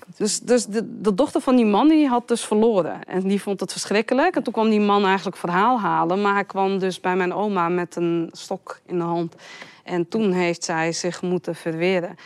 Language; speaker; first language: Dutch; early bilingual, other home language; Riffian